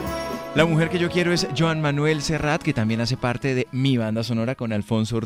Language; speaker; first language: Spanish; native; Spanish